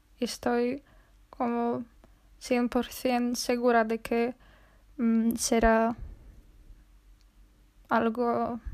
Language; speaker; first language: Spanish; non-native, fluent; Polish